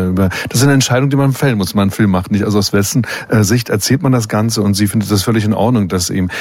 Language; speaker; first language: German; native; German